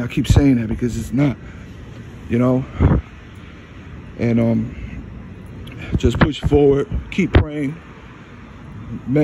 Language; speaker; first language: English; native; English